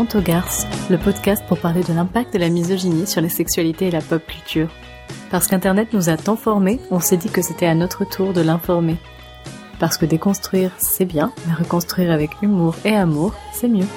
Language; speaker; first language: French; native; French